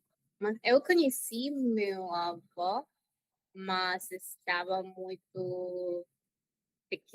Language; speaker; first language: Portuguese; non-native, learner; Spanish